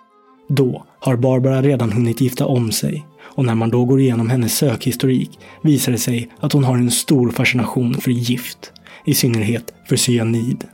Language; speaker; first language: Swedish; native; Swedish